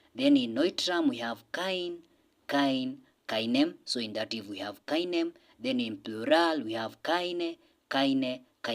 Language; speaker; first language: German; non-native, learner; English